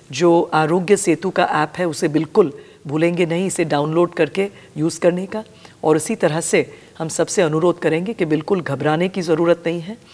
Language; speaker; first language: Hindi; non-native, local second language; Gujarati